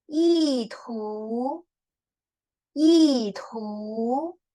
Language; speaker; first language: Chinese; non-native, fluent; Indonesian